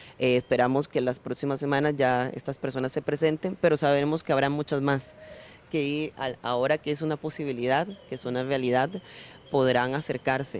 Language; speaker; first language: Spanish; native; Spanish